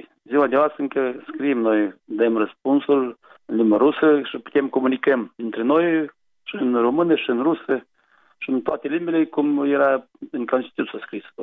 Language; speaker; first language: Romanian; non-native, local second language; Gagauz